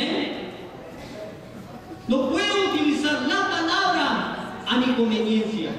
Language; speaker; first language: Spanish; native; Spanish